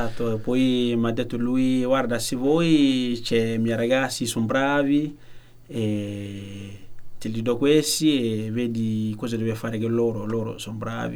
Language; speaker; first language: Italian; non-native, learner; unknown